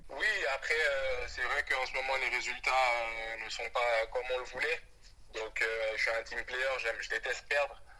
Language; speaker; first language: French; early bilingual, other home language; Wolof